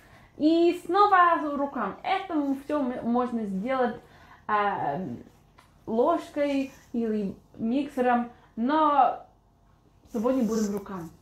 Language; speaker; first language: Russian; non-native, fluent; English